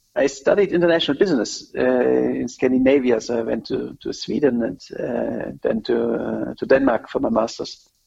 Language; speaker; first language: English; non-native, fluent; German